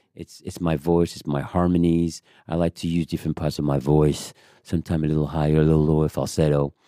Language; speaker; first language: English; non-native, fluent; French